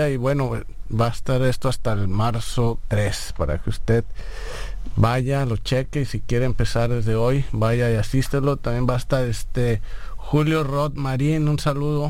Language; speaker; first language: Spanish; native; Spanish